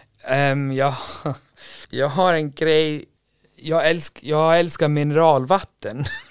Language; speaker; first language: Swedish; non-native, fluent; Icelandic